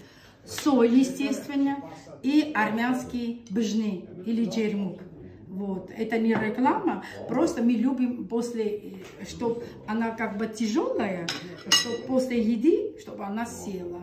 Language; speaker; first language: Russian; non-native, local second language; Armenian